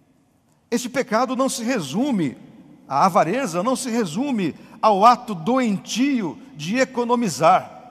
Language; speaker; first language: Portuguese; native; Portuguese